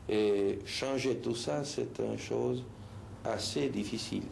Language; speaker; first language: French; non-native, fluent; Spanish